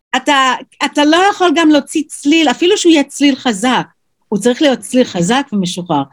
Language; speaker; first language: Hebrew; non-native, fluent; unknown